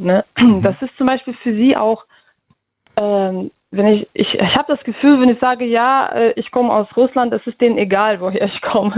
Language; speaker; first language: German; early bilingual, other home language; Russian